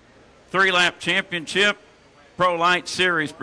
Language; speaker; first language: English; native; English